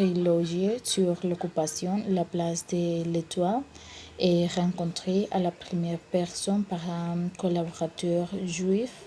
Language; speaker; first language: French; non-native, learner; Spanish